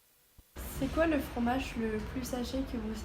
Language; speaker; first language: French; non-native, fluent; Norwegian